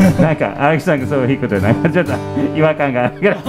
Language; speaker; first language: Japanese; non-native, fluent; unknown